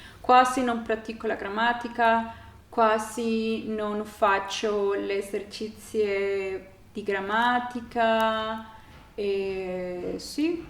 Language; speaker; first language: Italian; non-native, learner; Spanish